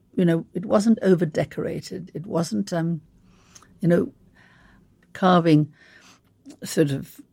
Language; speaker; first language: English; native; English